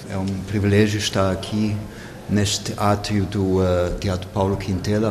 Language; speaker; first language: Portuguese; non-native, fluent; German